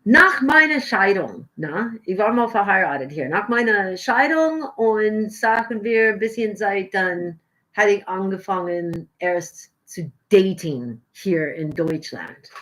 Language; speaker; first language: German; non-native, learner; English